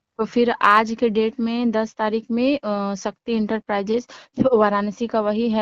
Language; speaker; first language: Hindi; native; Hindi